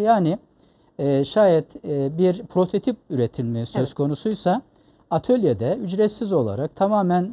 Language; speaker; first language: Turkish; native; Turkish